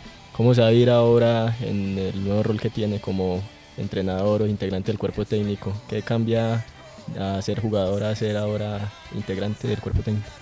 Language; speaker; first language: Spanish; native; Spanish